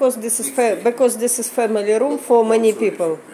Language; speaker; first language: English; non-native, learner; Russian